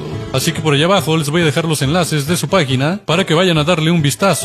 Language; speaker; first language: Spanish; native; Spanish